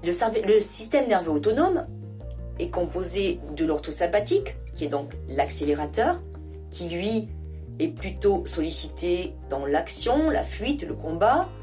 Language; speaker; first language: French; native; French